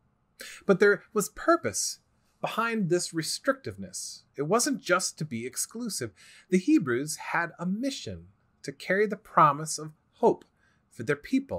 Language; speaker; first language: English; native; English